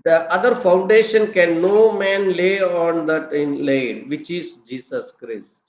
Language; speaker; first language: English; non-native, local second language; Tamil